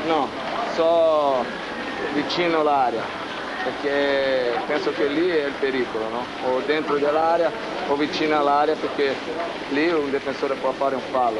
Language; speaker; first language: Italian; non-native, fluent; Portuguese